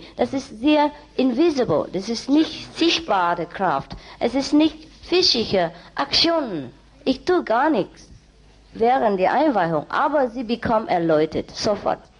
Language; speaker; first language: German; non-native, learner; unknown